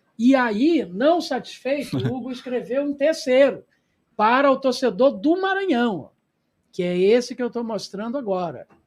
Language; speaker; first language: Portuguese; native; Portuguese